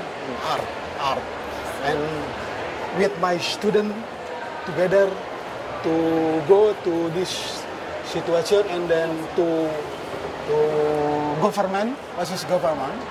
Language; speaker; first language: English; non-native, learner; Indonesian